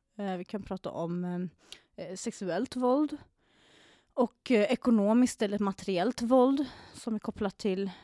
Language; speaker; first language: Swedish; non-native, fluent; Arabic